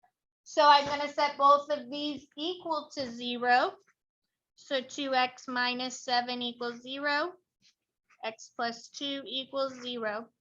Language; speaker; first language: English; native; English